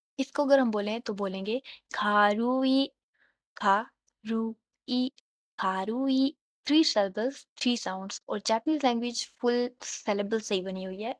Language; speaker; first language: Urdu; native; Urdu